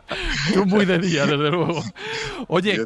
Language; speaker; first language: Spanish; native; Spanish